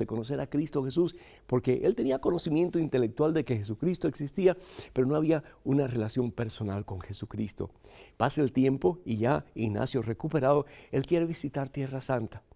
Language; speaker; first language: Spanish; native; Spanish